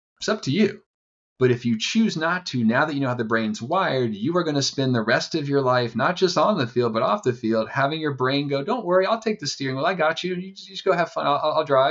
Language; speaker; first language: English; native; English